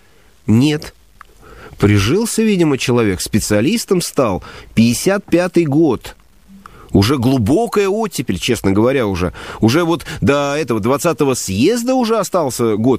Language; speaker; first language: Russian; native; Russian